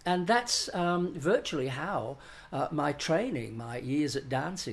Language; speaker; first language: English; native; English